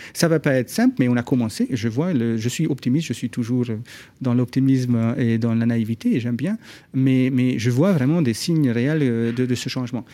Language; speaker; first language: French; non-native, fluent; Hungarian